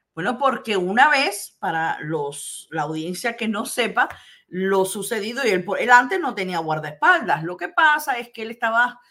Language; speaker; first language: Spanish; early bilingual, heritage; Spanish